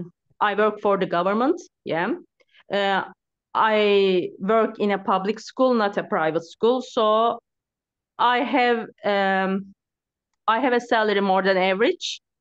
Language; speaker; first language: English; non-native, learner; Turkish